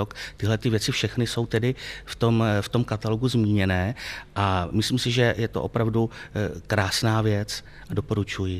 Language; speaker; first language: Czech; native; Czech